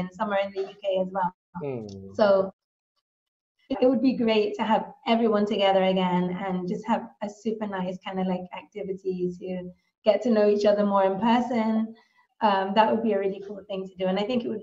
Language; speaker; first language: English; native; English